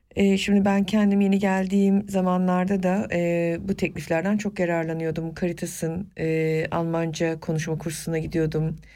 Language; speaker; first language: Turkish; non-native, local second language; Kurdish